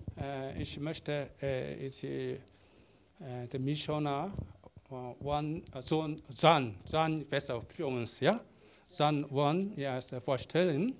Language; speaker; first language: German; non-native, learner; Korean